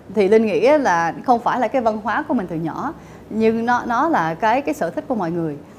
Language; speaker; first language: Vietnamese; early bilingual, heritage; Vietnamese